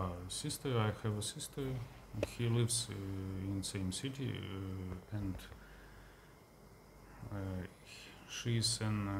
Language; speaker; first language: English; non-native, learner; Russian